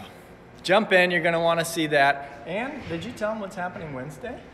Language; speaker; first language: English; native; English